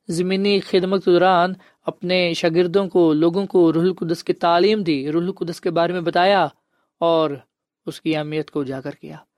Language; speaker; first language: Urdu; non-native, local second language; Punjabi